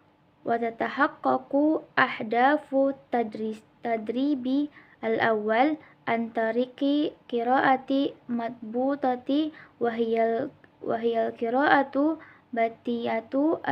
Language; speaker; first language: Arabic; non-native, learner; Indonesian